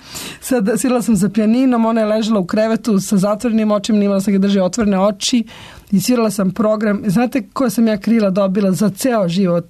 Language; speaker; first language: Serbian; native; Serbian